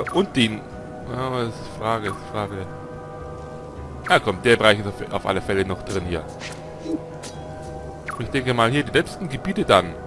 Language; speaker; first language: German; native; German